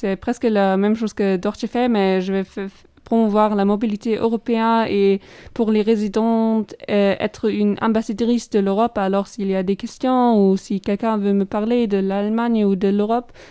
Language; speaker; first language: French; non-native, learner; German